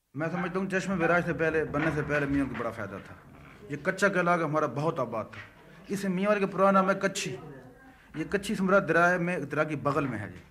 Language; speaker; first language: Urdu; non-native, local second language; Punjabi